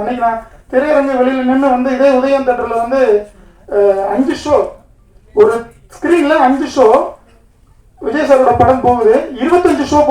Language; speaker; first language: Tamil; native; Tamil